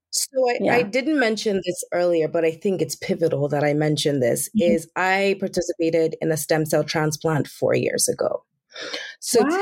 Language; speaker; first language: English; non-native, local second language; Yoruba